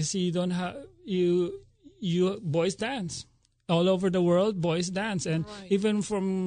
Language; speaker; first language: English; non-native, local second language; Filipino